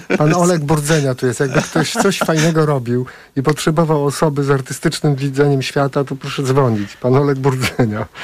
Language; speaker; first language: Polish; native; Polish